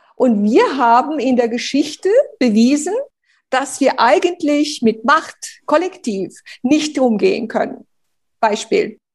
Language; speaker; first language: German; early bilingual, other home language; Romanian